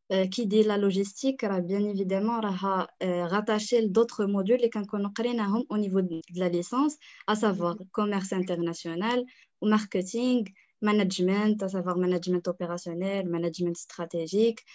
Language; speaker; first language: French; non-native, local second language; Arabic